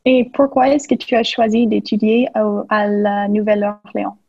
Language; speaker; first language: French; non-native, fluent; English